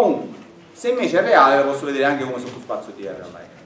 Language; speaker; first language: Italian; native; Italian